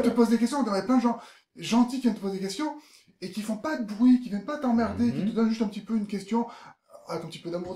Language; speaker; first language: French; native; French